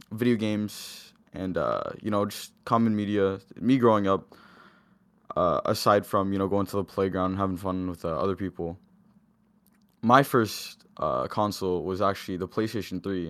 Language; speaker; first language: English; native; English